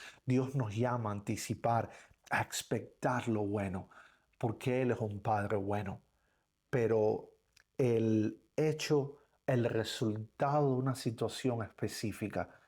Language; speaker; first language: Spanish; native; Spanish